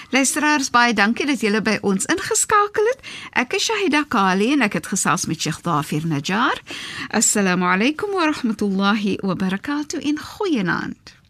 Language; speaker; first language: Afrikaans; native; Afrikaans